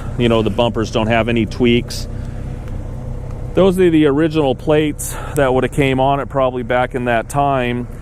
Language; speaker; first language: English; native; English